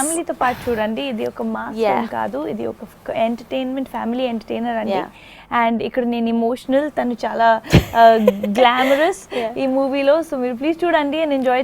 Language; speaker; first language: Telugu; non-native, fluent; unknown